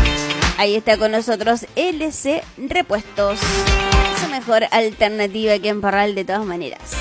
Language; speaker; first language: Spanish; native; Spanish